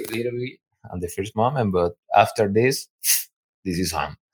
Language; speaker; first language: English; non-native, learner; Spanish